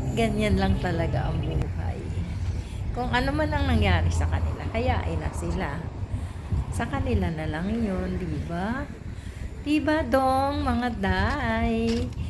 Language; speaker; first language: Filipino; non-native, local second language; Cebuano